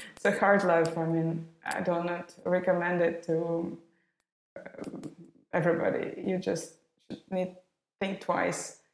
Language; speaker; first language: English; non-native, fluent; Russian